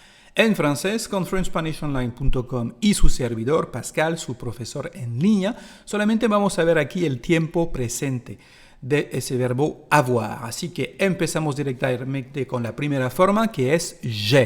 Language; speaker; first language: Spanish; non-native, fluent; French